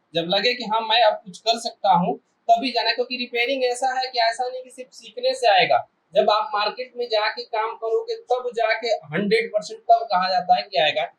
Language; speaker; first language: Hindi; native; Hindi